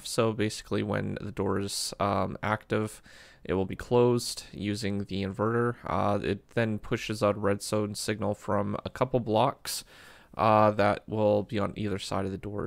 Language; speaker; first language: English; native; English